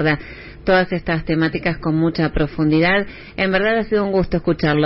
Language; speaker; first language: Spanish; native; Spanish